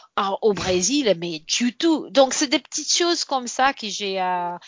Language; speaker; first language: French; non-native, fluent; Portuguese